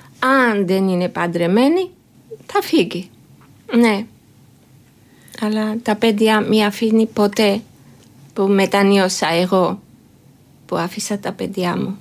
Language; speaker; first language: Greek; non-native, learner; Georgian